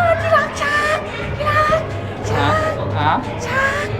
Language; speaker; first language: Thai; native; Thai